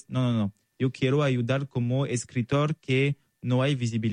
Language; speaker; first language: Spanish; non-native, learner; French